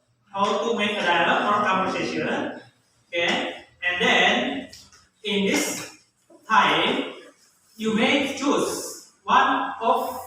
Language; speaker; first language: English; non-native, learner; Indonesian